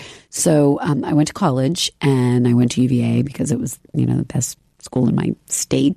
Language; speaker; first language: English; native; English